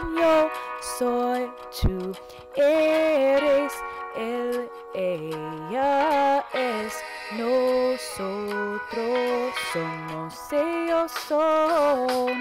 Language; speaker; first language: Spanish; non-native, learner; English